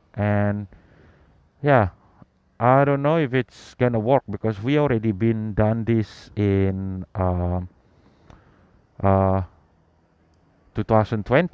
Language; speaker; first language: English; non-native, learner; Indonesian